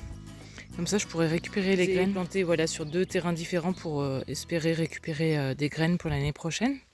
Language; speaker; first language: French; native; French